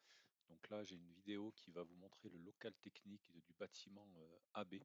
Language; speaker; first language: French; native; French